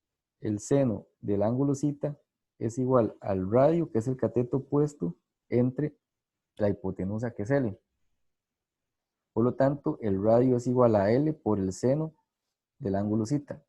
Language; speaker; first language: Spanish; native; Spanish